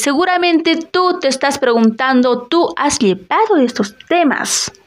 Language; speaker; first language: Spanish; native; Spanish